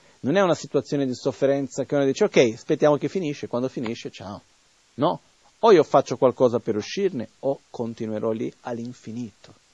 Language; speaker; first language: Italian; non-native, fluent; Portuguese